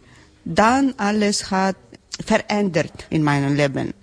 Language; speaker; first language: German; non-native, learner; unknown